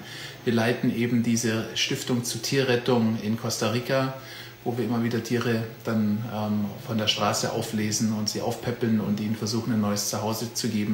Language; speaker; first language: German; native; German